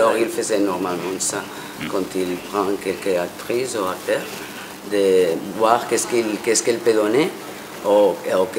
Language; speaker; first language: French; non-native, fluent; Spanish